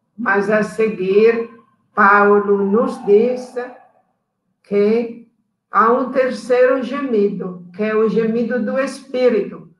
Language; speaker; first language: Portuguese; non-native, fluent; Italian